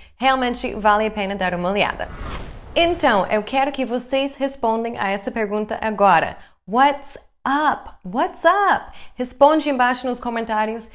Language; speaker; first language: Portuguese; non-native, fluent; English